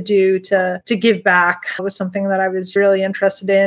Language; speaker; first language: English; native; English